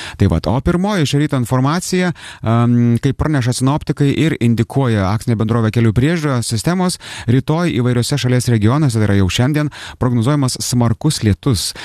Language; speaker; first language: Lithuanian; native; Lithuanian